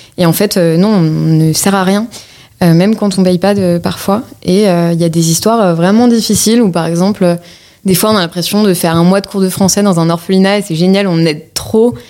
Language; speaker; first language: French; native; French